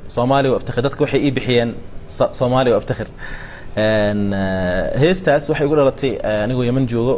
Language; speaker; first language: Somali; early bilingual, heritage; Somali